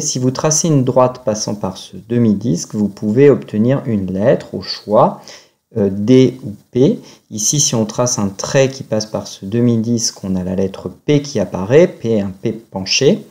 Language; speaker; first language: French; native; French